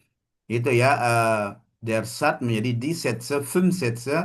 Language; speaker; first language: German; non-native, fluent; Indonesian